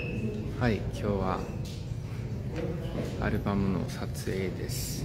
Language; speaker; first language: Japanese; non-native, learner; Korean